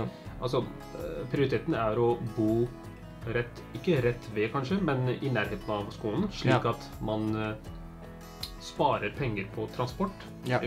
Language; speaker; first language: Norwegian; early bilingual, other home language; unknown